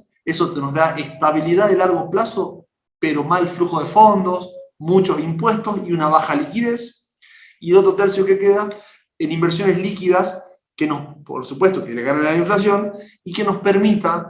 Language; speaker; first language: Spanish; native; Spanish